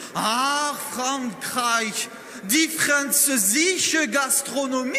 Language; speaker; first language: German; non-native, learner; French